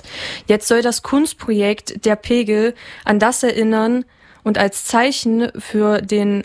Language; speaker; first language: German; native; German